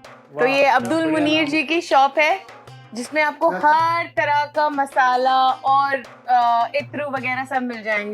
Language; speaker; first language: Hindi; native; Hindi